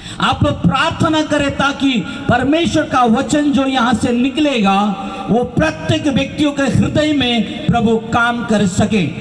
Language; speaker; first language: Hindi; non-native, local second language; Nepali